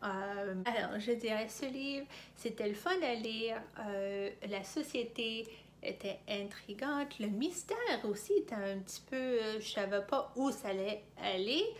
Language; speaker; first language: French; non-native, fluent; English